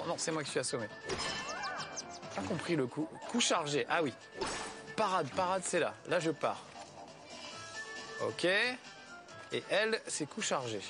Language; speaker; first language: French; native; French